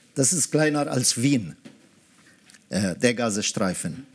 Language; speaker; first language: German; early bilingual, other home language; Arabic